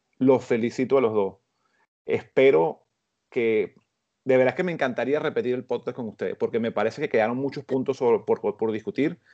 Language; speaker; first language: Spanish; native; Spanish